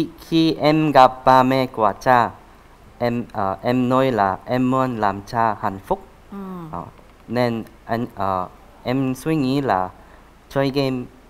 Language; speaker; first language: Vietnamese; non-native, learner; Korean